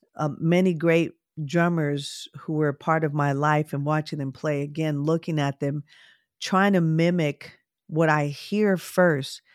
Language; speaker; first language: English; native; English